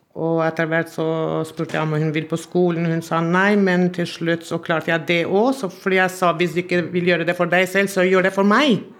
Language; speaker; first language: Norwegian; non-native, fluent; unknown